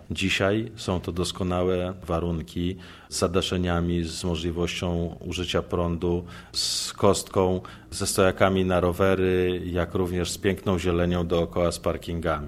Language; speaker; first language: Polish; native; Polish